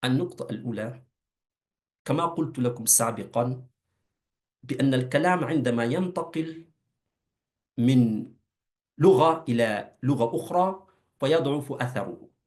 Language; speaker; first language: Arabic; non-native, fluent; Urdu